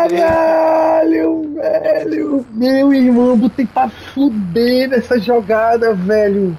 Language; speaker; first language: Portuguese; native; Portuguese